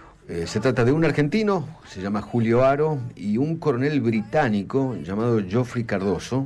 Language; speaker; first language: Spanish; native; Spanish